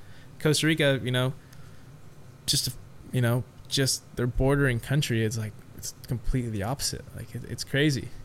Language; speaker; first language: English; native; English